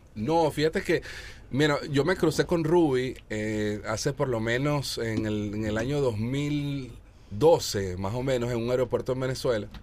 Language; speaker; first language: Spanish; native; Spanish